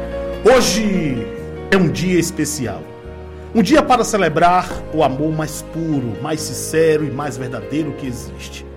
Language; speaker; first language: Portuguese; native; Portuguese